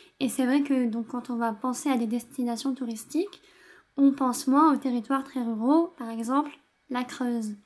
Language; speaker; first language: French; native; French